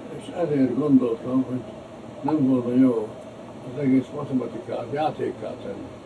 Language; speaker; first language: Hungarian; early bilingual, heritage; Hungarian